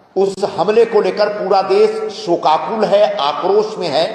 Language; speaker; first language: Hindi; non-native, local second language; Marathi